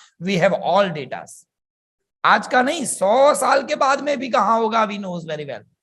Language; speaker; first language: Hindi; non-native, local second language; Gujarati